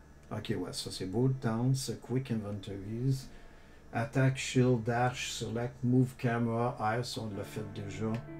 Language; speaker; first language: French; native; French